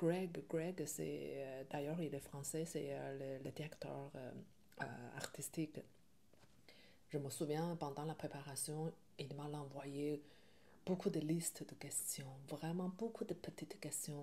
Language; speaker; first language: French; non-native, learner; Chinese